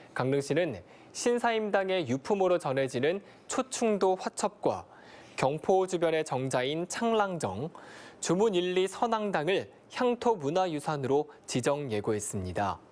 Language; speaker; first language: Korean; native; Korean